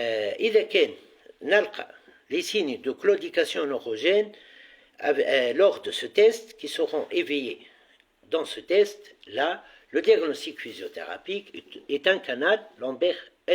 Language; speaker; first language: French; non-native, local second language; Arabic